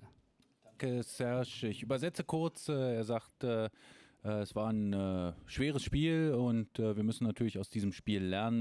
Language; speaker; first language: German; native; German